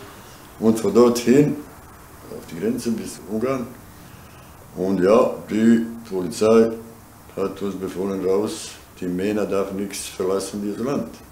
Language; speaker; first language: German; non-native, learner; Bosnian